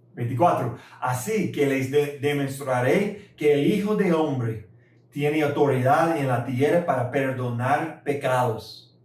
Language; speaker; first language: Spanish; non-native, fluent; English